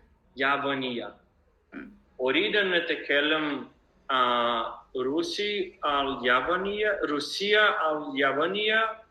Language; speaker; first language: Arabic; non-native, learner; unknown